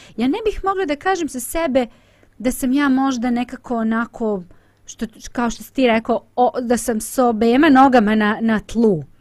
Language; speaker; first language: Bosnian; native; Bosnian